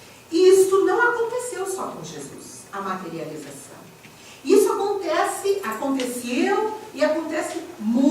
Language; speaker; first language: Portuguese; native; Portuguese